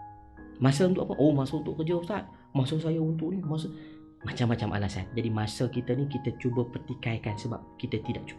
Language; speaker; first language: Malay; native; Malay